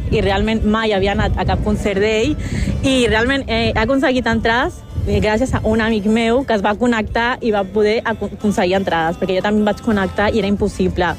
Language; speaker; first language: Catalan; early bilingual, other home language; Spanish